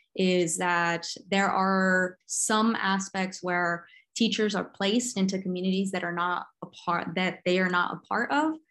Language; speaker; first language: English; early bilingual, other home language; Spanish